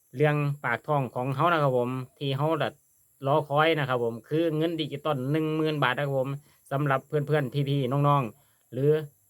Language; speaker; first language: Thai; native; Thai